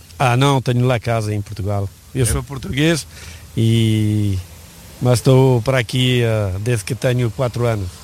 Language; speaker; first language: Portuguese; early bilingual, heritage; Portuguese